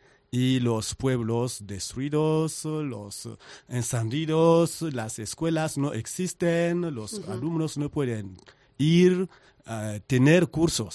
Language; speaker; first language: Spanish; non-native, learner; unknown